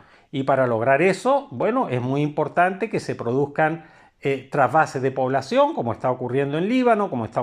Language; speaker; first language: Spanish; native; Spanish